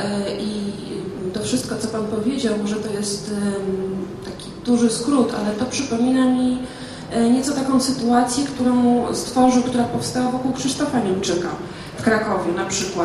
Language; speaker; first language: Polish; native; Polish